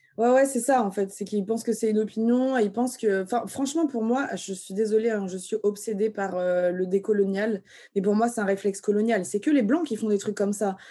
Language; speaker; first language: French; early bilingual, other home language; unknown